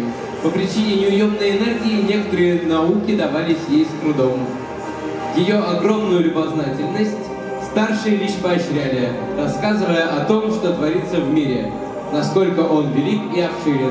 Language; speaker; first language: Russian; native; Russian